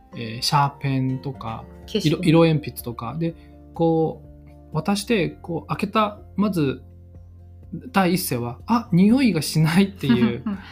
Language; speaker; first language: Japanese; non-native, fluent; Chinese